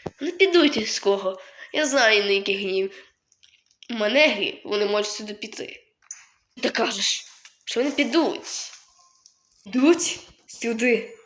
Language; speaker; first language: Ukrainian; native; Ukrainian